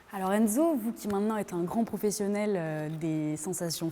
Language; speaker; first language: French; native; French